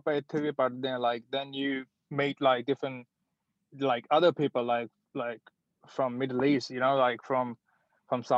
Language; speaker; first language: English; non-native, local second language; Punjabi